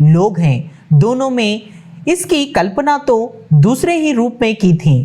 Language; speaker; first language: Hindi; non-native, local second language; Telugu